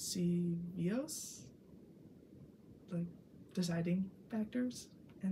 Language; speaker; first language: Spanish; non-native, learner; English